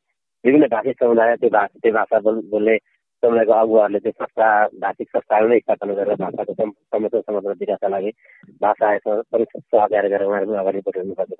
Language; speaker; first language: Nepali; native; Nepali